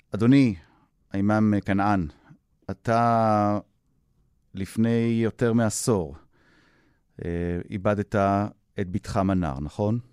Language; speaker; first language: Hebrew; native; Hebrew